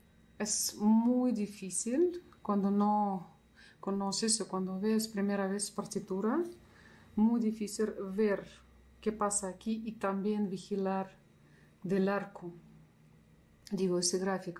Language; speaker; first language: Spanish; non-native, fluent; Russian